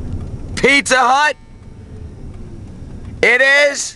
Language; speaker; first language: English; native; English